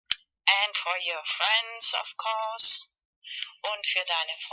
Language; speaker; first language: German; non-native, learner; Spanish